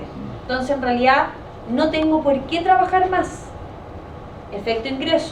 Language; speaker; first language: Spanish; native; Spanish